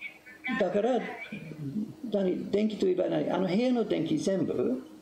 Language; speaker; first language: Japanese; non-native, fluent; English